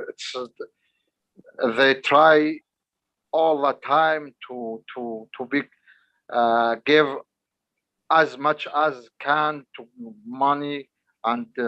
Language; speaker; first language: English; non-native, learner; Arabic